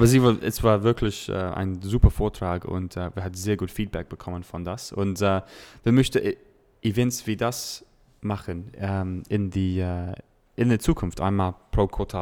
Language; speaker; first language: German; non-native, learner; English